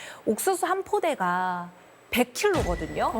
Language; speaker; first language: Korean; native; Korean